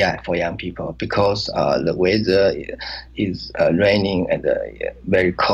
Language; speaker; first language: English; non-native, learner; Chinese